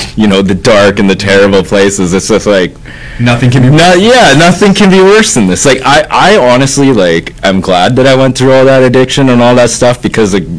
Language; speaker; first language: English; native; English